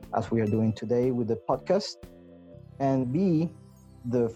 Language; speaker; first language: English; non-native, fluent; Spanish